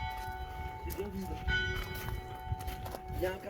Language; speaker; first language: French; native; French